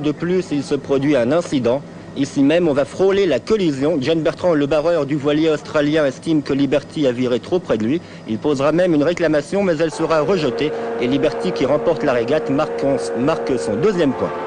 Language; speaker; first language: French; native; French